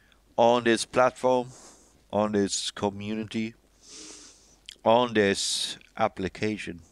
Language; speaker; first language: English; non-native, fluent; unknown